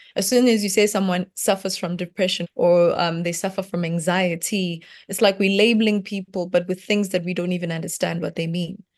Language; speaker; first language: English; non-native, local second language; Venda